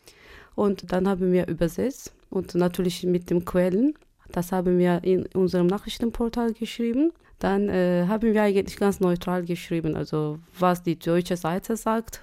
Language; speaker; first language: German; non-native, fluent; Turkish